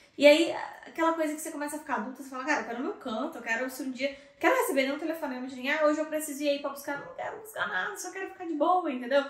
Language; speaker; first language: Portuguese; native; Portuguese